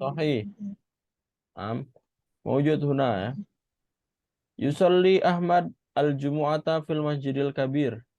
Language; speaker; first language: Arabic; non-native, fluent; Indonesian